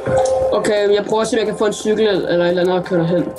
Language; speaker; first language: Danish; native; Danish